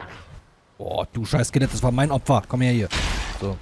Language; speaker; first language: German; native; German